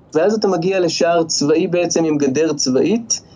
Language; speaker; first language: Hebrew; native; Hebrew